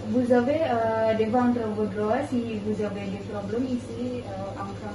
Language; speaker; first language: French; non-native, learner; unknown